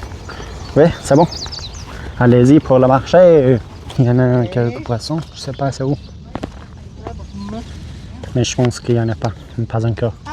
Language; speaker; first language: French; non-native, learner; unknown